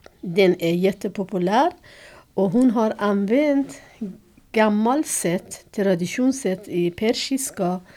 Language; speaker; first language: Swedish; non-native, learner; Persian